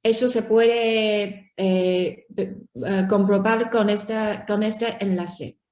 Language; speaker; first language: Spanish; non-native, learner; Chinese